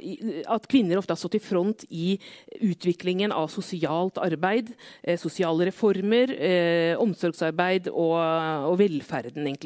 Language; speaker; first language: Norwegian; native; Norwegian